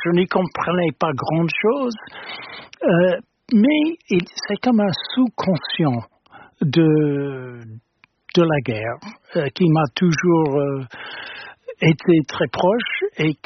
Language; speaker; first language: French; non-native, fluent; English